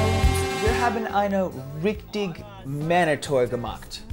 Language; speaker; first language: German; non-native, learner; English